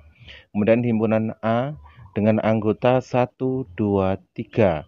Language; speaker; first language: Indonesian; native; Indonesian